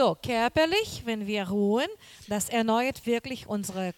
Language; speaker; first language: German; non-native, learner; Portuguese